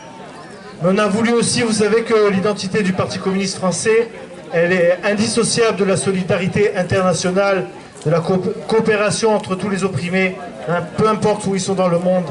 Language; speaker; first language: French; native; French